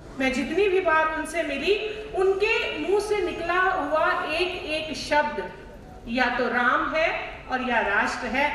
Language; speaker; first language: Hindi; native; Hindi